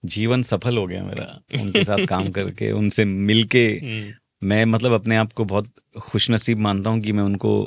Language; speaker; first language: Hindi; native; Hindi